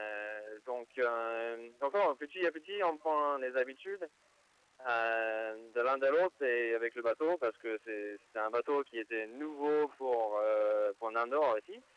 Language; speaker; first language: French; non-native, fluent; English